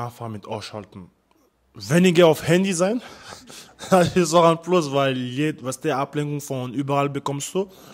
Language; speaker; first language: German; non-native, learner; French